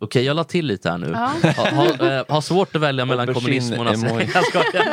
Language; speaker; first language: Swedish; native; Swedish